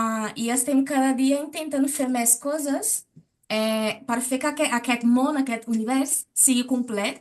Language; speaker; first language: Catalan; non-native, learner; Portuguese